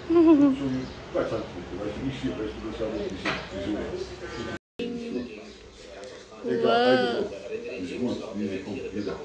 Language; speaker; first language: German; non-native, learner; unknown